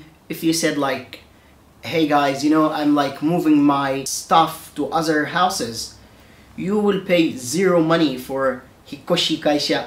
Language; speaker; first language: English; non-native, fluent; Arabic